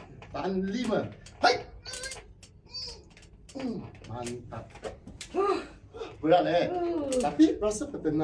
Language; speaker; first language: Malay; non-native, local second language; Cantonese